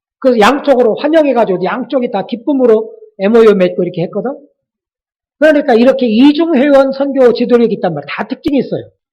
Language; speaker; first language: Korean; native; Korean